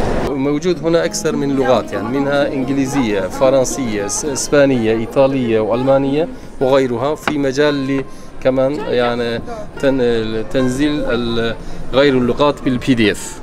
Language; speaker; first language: Arabic; non-native, fluent; Turkish